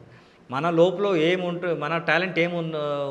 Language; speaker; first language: Telugu; non-native, local second language; Kannada